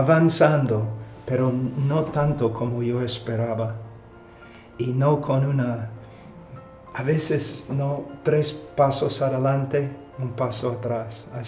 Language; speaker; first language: Spanish; non-native, fluent; English